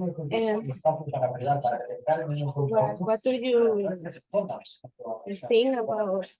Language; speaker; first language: English; non-native, learner; Spanish